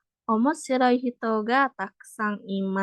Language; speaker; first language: Japanese; non-native, fluent; Indonesian